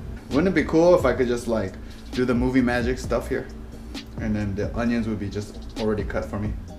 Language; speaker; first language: English; native; English